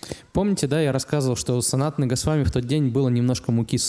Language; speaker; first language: Russian; native; Russian